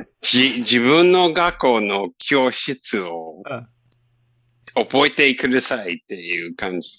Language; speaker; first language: Japanese; non-native, learner; English